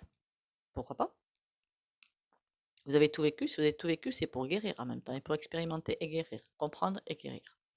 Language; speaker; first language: French; native; French